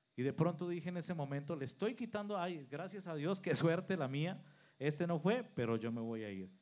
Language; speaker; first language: Spanish; native; Spanish